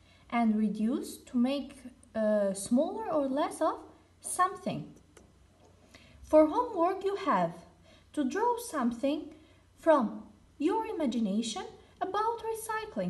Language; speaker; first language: English; non-native, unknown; Albanian